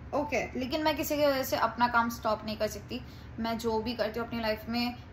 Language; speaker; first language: Hindi; non-native, local second language; Gujarati